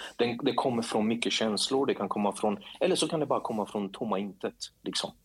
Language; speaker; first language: Swedish; early bilingual, other home language; Kurdish